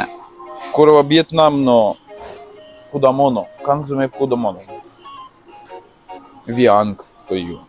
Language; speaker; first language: Japanese; non-native, learner; Russian